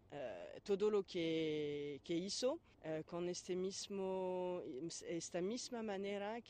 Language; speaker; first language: Spanish; non-native, fluent; French